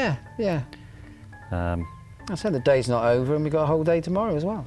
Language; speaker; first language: English; native; English